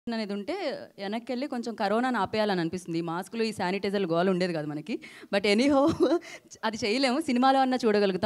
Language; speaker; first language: Telugu; native; Telugu